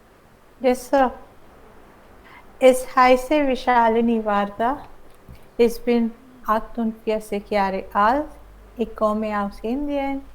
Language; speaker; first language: German; non-native, learner; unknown